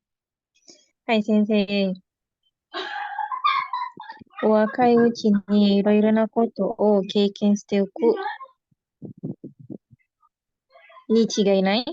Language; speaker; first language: Japanese; non-native, learner; Indonesian